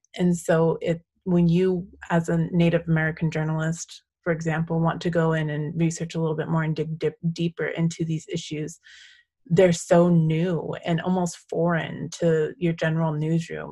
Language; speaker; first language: English; native; English